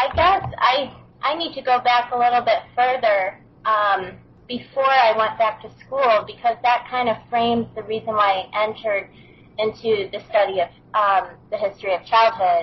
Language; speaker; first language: English; native; English